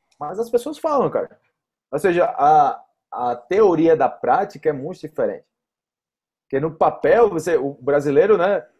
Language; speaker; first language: Portuguese; native; Portuguese